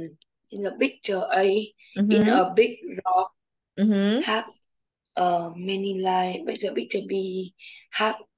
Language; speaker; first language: English; non-native, learner; Vietnamese